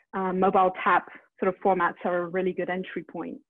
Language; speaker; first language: English; native; English